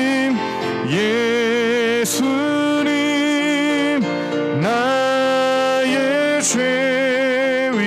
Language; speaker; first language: Korean; native; Korean